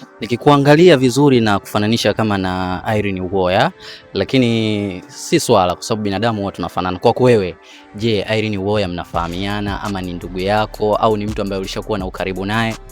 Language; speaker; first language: Swahili; native; Swahili